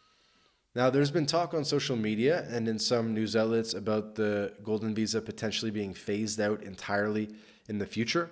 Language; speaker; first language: English; native; English